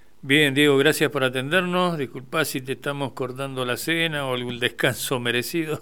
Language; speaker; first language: Spanish; native; Spanish